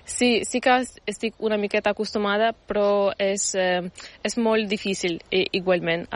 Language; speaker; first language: Catalan; non-native, learner; Ukrainian